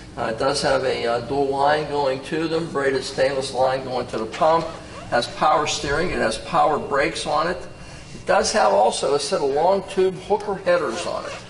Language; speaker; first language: English; native; English